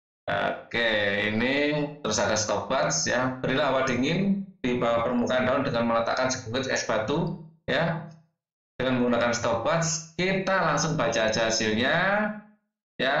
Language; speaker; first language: Indonesian; native; Indonesian